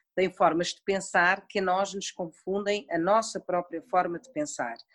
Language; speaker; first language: Portuguese; native; Portuguese